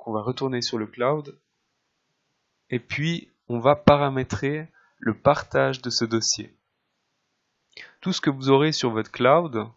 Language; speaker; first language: French; native; French